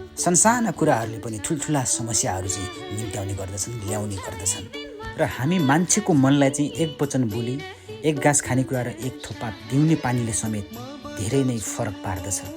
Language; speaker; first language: Nepali; native; Nepali